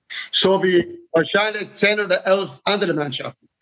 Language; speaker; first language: German; non-native, fluent; English